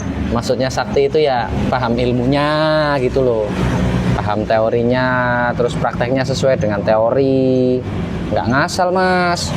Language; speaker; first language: Indonesian; native; Indonesian